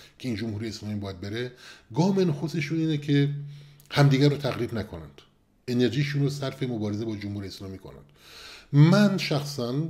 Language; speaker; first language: Persian; non-native, local second language; Kurdish